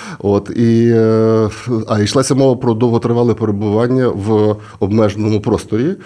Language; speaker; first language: Ukrainian; native; Ukrainian